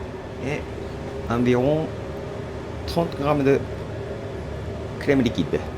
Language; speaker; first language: French; non-native, fluent; Japanese